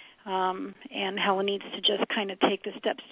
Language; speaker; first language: English; native; English